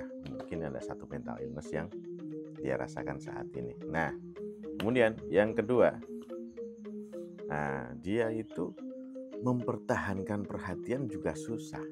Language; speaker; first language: Indonesian; native; Indonesian